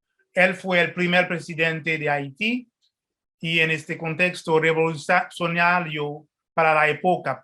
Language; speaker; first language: Spanish; non-native, fluent; French